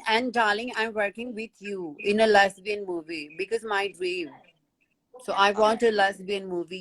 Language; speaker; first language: English; non-native, learner; Hindi